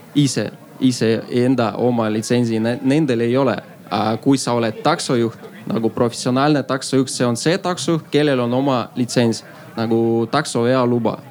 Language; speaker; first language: Estonian; non-native, local second language; Russian